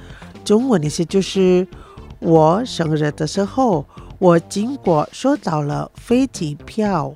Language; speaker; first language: Chinese; non-native, fluent; Indonesian